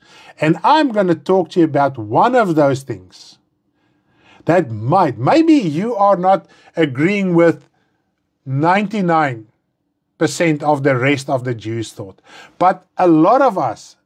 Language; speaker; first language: English; non-native, local second language; Afrikaans